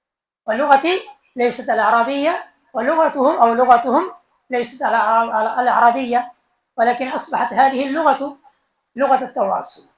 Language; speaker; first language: Arabic; non-native, fluent; Bangla